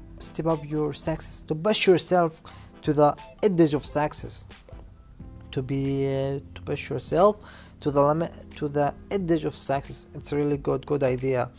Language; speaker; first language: English; non-native, learner; Arabic